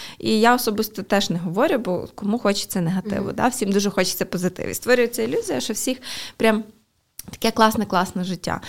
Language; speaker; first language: Ukrainian; native; Ukrainian